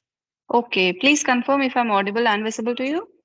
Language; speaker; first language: English; non-native, fluent; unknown